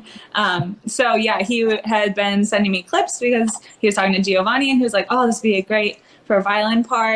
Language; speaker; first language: English; native; English